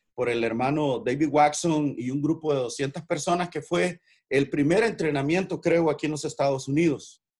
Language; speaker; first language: Spanish; native; Spanish